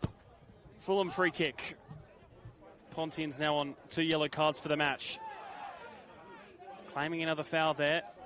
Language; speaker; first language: English; native; English